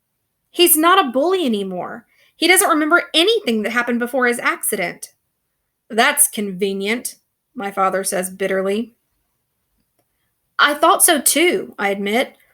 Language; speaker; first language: English; native; English